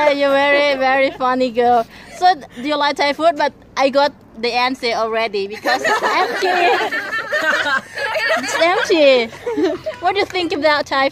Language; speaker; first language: English; non-native, local second language; Thai